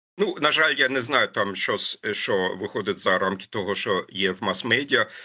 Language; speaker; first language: Ukrainian; non-native, fluent; German